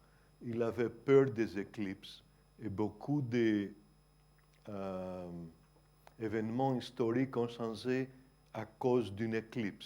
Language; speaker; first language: French; non-native, fluent; Greek